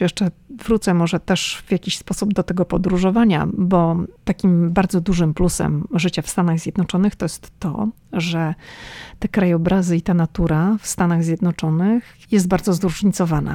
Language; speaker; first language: Polish; native; Polish